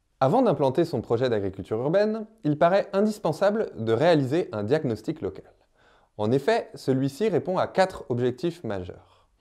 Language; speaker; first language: French; native; French